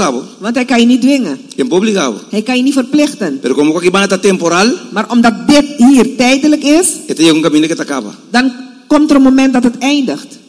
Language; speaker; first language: Dutch; non-native, fluent; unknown